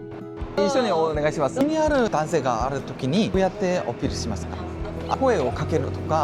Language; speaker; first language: Japanese; non-native, learner; Korean